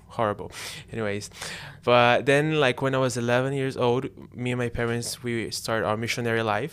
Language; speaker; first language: English; non-native, learner; Portuguese